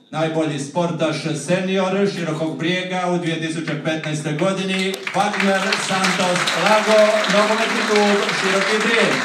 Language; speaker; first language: Croatian; native; Croatian